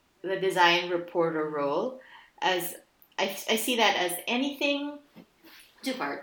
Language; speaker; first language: English; non-native, local second language; Filipino